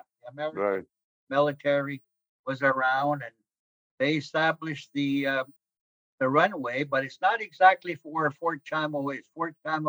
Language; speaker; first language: English; non-native, fluent; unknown